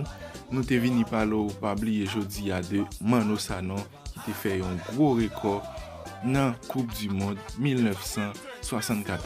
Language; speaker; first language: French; non-native, learner; Haitian Creole